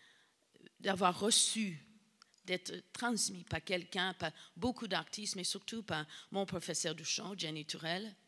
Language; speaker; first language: French; non-native, fluent; English